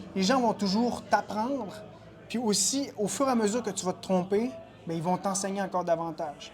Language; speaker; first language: French; native; French